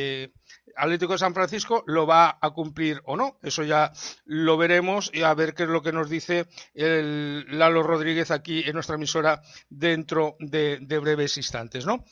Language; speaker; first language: Spanish; native; Spanish